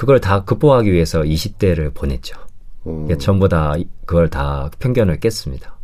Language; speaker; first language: Korean; native; Korean